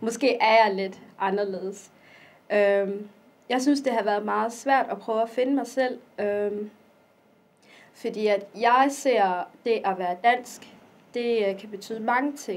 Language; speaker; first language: Danish; early bilingual, other home language; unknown